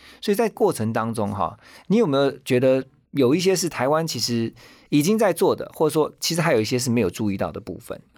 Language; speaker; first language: Chinese; native; Chinese